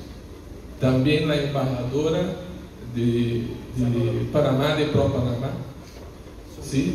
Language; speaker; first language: Spanish; non-native, learner; Portuguese